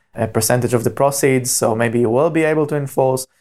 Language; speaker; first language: English; non-native, fluent; Hebrew